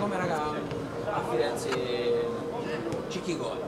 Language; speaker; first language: Italian; native; Italian